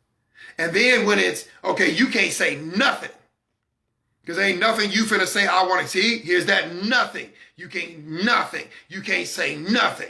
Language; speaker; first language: English; native; English